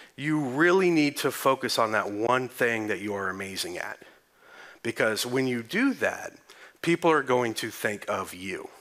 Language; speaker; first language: English; native; English